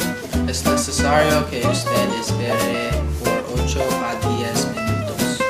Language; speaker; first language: Spanish; non-native, learner; English